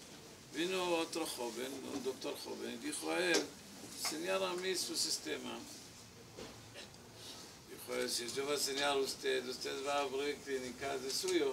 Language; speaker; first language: Spanish; non-native, learner; Hebrew